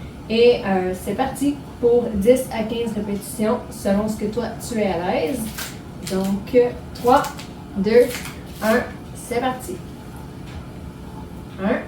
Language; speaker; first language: French; native; French